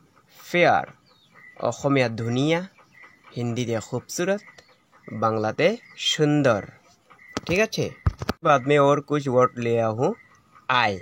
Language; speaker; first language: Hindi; non-native, local second language; Assamese